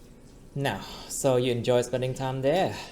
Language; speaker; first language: English; non-native, fluent; Vietnamese